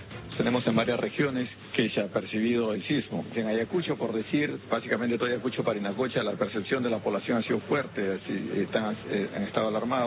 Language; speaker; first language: Spanish; native; Spanish